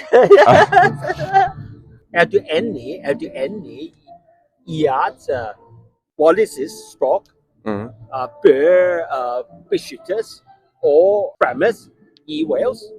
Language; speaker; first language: Norwegian; non-native, learner; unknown